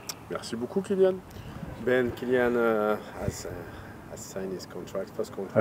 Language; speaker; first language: English; non-native, fluent; French